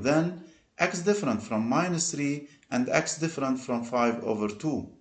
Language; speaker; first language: English; non-native, local second language; Arabic